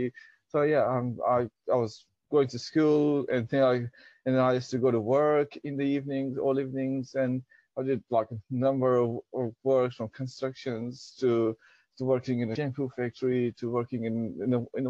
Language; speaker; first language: English; non-native, local second language; Persian